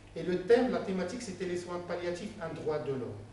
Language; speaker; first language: French; non-native, local second language; Arabic